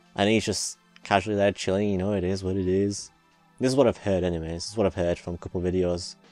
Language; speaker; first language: English; native; English